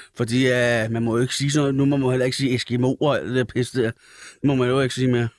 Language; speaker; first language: Danish; native; Danish